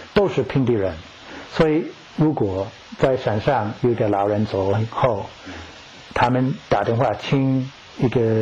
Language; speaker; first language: Chinese; non-native, learner; English